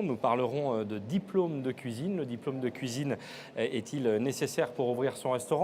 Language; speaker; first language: French; native; French